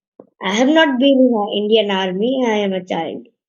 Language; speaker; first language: English; non-native, learner; Hindi